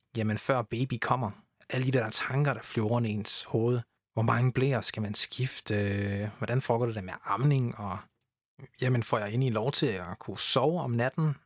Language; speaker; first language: Danish; early bilingual, other home language; English